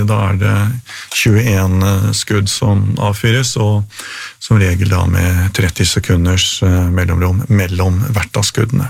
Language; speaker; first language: Norwegian; native; Norwegian